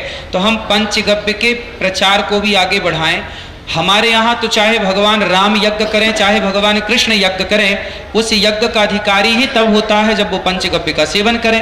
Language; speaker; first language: Hindi; native; Hindi